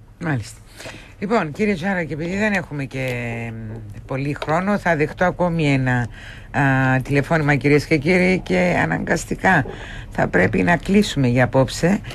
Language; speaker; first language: Greek; native; Greek